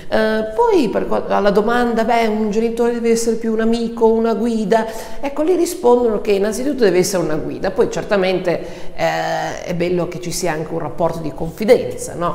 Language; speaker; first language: Italian; native; Italian